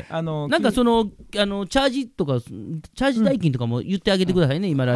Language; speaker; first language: Japanese; native; Japanese